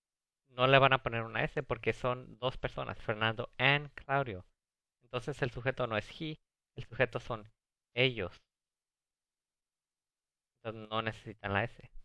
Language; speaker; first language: Spanish; early bilingual, other home language; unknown